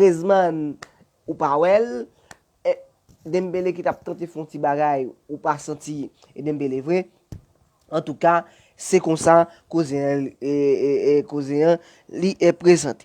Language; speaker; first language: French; non-native, learner; Haitian Creole